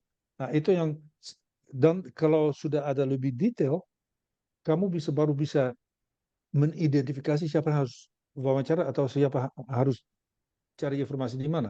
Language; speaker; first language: Indonesian; non-native, learner; Dutch